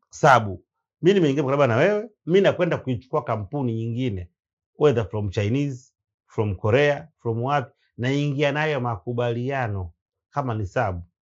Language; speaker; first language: Swahili; native; Swahili